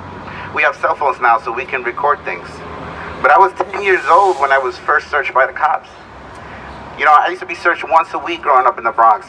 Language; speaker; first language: English; early bilingual, other home language; Spanish